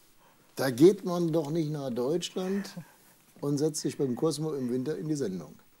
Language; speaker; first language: German; native; German